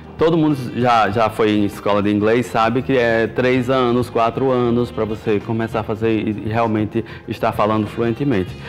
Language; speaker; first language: Portuguese; native; Portuguese